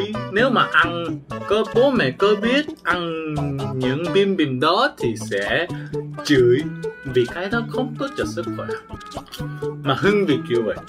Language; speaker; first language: Vietnamese; non-native, learner; Korean